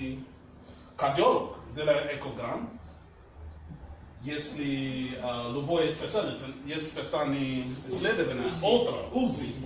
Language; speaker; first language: Russian; non-native, learner; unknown